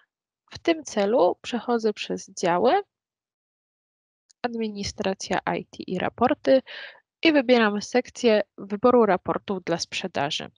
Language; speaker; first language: Polish; native; Polish